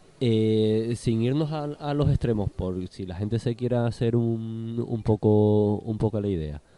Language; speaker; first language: Spanish; native; Spanish